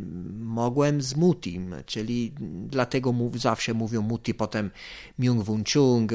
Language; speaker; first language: Polish; non-native, fluent; Italian